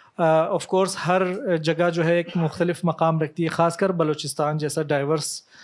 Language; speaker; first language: Urdu; non-native, local second language; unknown